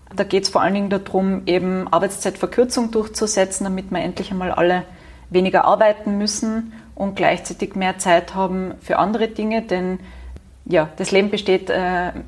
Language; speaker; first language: German; native; German